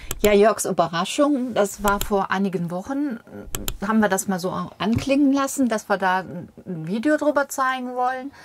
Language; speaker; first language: German; native; German